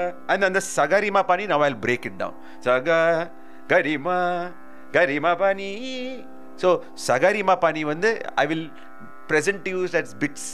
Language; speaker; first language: English; non-native, local second language; Tamil